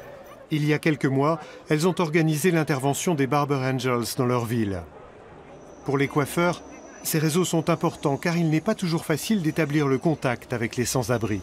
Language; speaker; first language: French; native; French